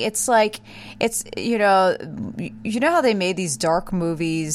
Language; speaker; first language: English; native; English